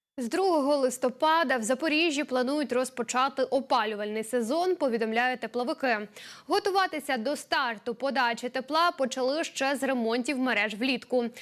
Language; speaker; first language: Ukrainian; native; Ukrainian